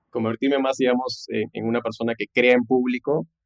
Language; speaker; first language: Spanish; native; Spanish